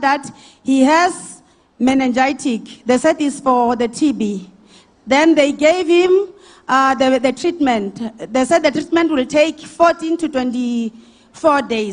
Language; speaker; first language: English; non-native, local second language; Northern Sotho